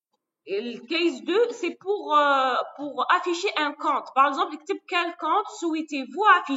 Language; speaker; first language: French; non-native, local second language; Arabic